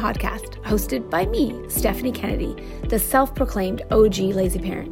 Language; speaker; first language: English; native; English